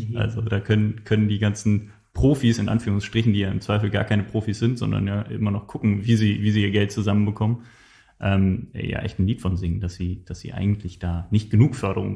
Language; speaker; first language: German; native; German